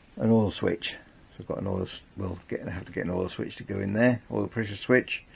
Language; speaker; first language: English; native; English